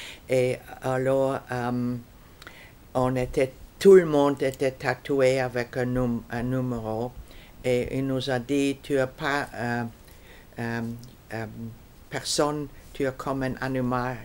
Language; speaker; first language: French; non-native, fluent; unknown